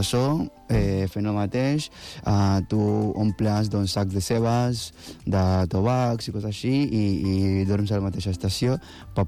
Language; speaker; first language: Catalan; non-native, fluent; Akan